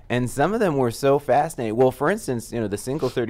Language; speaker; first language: English; native; English